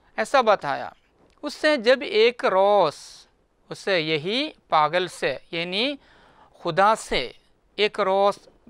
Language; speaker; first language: Hindi; non-native, local second language; Malayalam